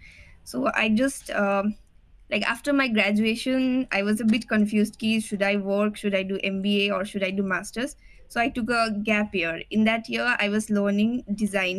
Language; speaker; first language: English; non-native, local second language; Nepali